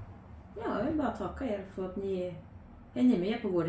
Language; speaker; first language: Swedish; non-native, fluent; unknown